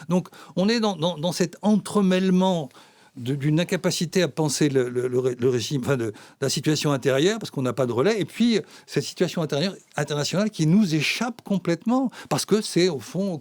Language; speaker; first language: French; native; French